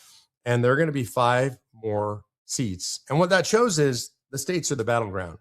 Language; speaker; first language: English; native; English